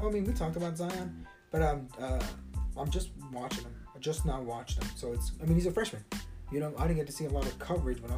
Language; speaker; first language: English; early bilingual, other home language; Spanish